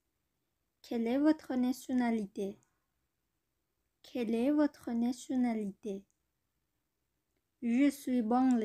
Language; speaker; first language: French; non-native, learner; Bangla